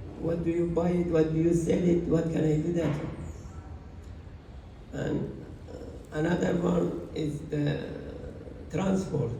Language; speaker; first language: English; non-native, learner; Persian